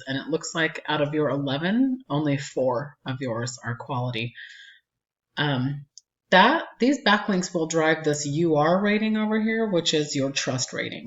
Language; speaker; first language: English; native; English